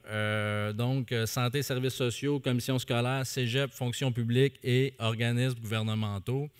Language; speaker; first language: French; native; French